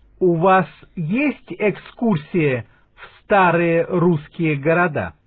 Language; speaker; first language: Russian; native; Russian